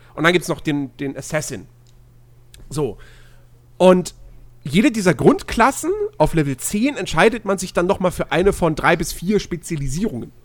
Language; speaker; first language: German; native; German